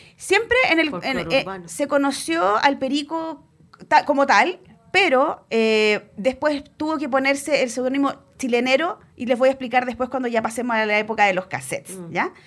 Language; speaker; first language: Spanish; native; Spanish